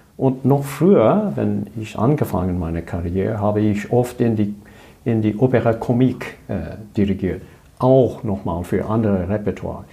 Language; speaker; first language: German; non-native, learner; English